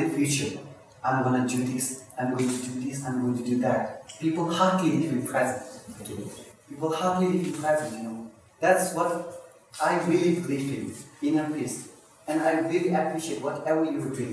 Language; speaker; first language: English; non-native, local second language; Tibetan